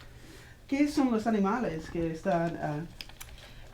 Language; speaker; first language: Spanish; non-native, learner; English